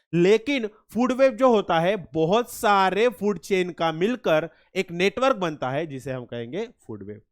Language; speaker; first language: Hindi; non-native, local second language; Marathi